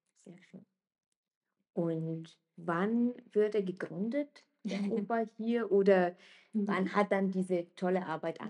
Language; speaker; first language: German; non-native, fluent; Italian